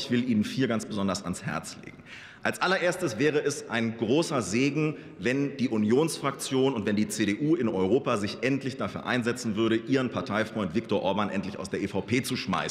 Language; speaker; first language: German; native; German